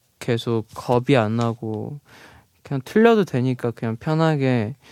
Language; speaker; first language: Korean; non-native, fluent; Chinese